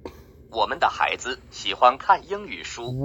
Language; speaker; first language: Chinese; non-native, learner; English